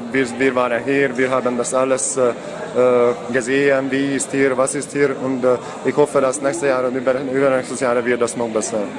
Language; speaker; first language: German; non-native, learner; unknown